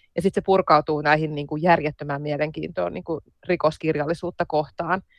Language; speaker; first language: Finnish; native; Finnish